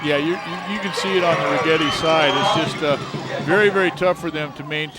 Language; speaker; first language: English; native; English